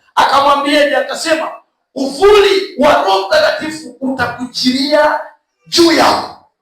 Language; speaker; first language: Swahili; native; Swahili